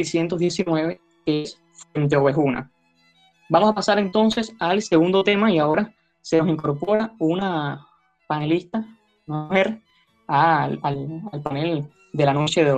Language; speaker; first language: Spanish; native; Spanish